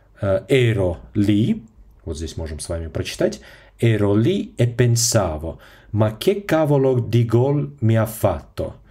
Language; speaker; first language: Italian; non-native, fluent; Russian